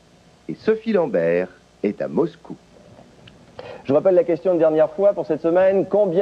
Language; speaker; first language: French; native; French